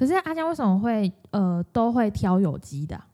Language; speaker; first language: Chinese; native; Chinese